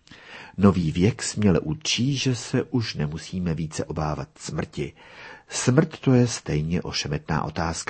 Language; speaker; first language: Czech; native; Czech